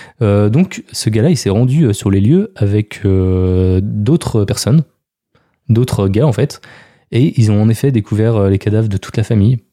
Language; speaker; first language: French; native; French